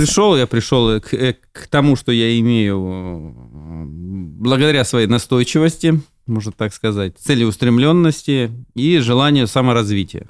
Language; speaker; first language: Russian; native; Russian